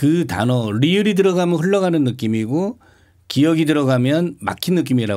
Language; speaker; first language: Korean; native; Korean